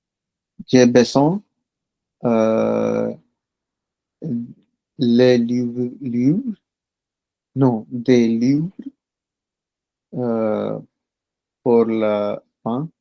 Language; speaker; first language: French; non-native, learner; Punjabi